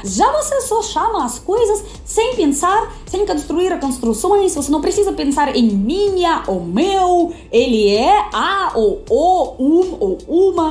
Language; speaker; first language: Portuguese; non-native, fluent; Russian